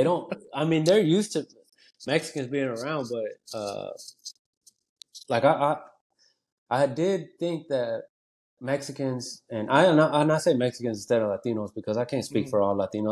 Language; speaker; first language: English; early bilingual, other home language; Spanish